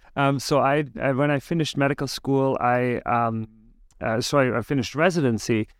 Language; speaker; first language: English; early bilingual, other home language; German